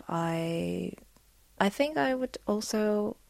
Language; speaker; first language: English; non-native, fluent; Polish